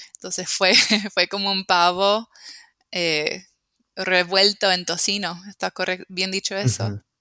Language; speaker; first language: Spanish; non-native, fluent; English